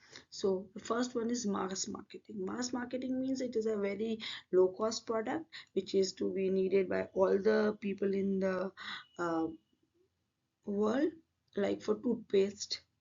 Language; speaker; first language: English; non-native, local second language; Hindi